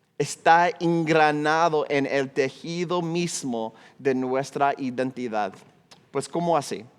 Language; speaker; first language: Spanish; non-native, fluent; English